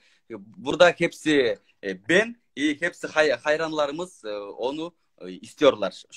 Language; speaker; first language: Turkish; non-native, learner; Kyrgyz